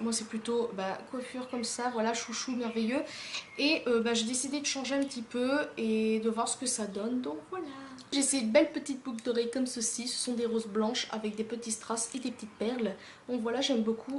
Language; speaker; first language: French; native; French